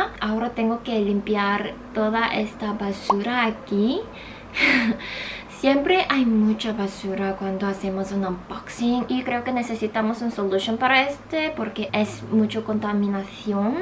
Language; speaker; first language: Spanish; non-native, learner; Korean